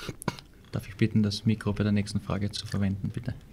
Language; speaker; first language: German; native; German